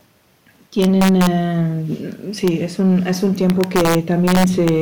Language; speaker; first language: Spanish; non-native, learner; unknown